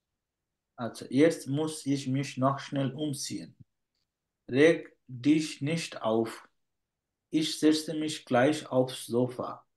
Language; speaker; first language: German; non-native, fluent; Bangla